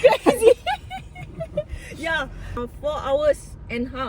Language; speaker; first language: English; non-native, learner; Malay